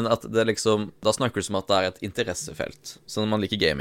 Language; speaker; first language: Norwegian; native; Norwegian